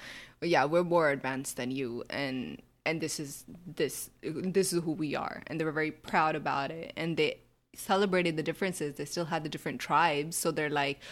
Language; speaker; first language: English; native; English